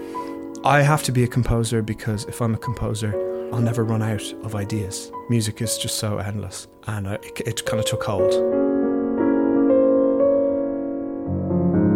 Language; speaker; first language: English; native; English